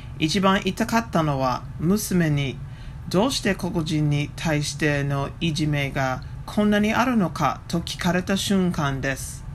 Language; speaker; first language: Japanese; non-native, fluent; English